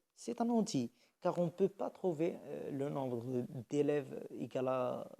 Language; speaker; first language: French; non-native, local second language; Arabic